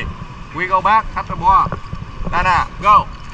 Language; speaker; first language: English; non-native, learner; Vietnamese